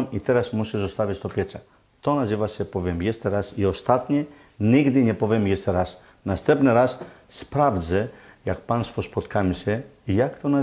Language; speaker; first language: Polish; non-native, learner; Greek